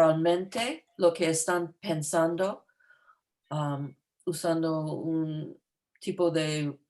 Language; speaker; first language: Spanish; non-native, fluent; English